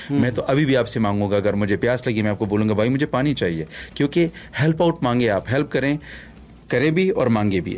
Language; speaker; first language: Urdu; non-native, local second language; Punjabi